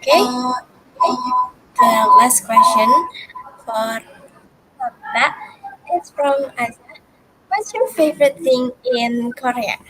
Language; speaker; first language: English; non-native, learner; Indonesian